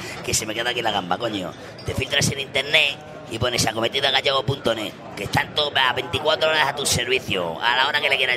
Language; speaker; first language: Spanish; native; Spanish